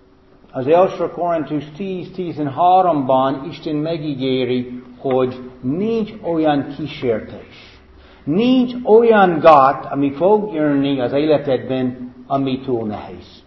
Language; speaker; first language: Hungarian; non-native, fluent; English